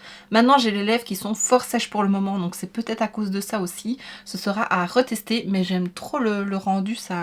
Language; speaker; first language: French; native; French